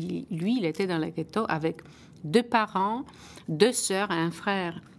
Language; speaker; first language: French; non-native, fluent; Polish